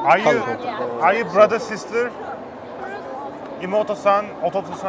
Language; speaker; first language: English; non-native, learner; Turkish